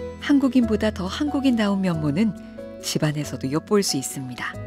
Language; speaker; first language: Korean; native; Korean